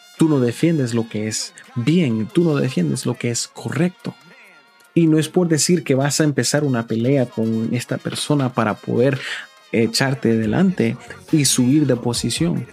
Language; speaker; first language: Spanish; early bilingual, heritage; Spanish